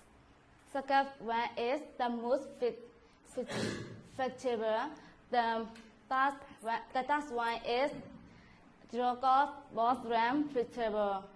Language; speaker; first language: English; non-native, learner; Mon